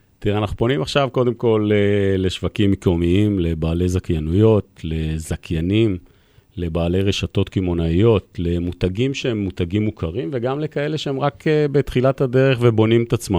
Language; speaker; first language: Hebrew; native; Hebrew